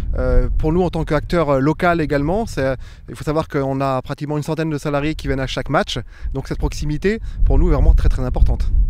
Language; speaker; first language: French; native; French